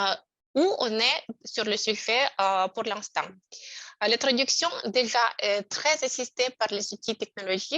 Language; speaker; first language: French; non-native, fluent; Russian